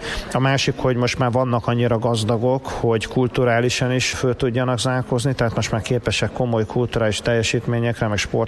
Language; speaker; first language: Hungarian; native; Hungarian